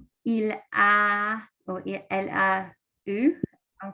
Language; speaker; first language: French; non-native, learner; English